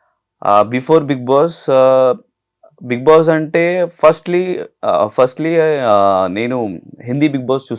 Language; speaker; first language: Telugu; non-native, learner; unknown